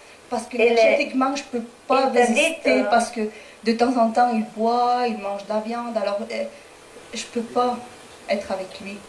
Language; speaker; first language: French; non-native, fluent; Spanish